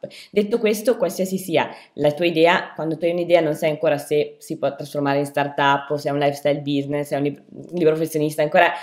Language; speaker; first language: Italian; native; Italian